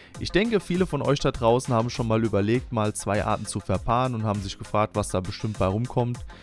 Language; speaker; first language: German; native; German